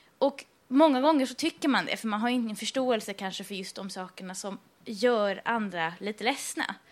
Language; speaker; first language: Swedish; early bilingual, other home language; Persian